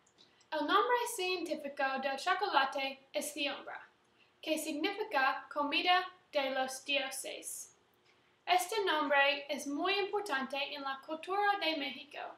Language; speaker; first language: Spanish; non-native, learner; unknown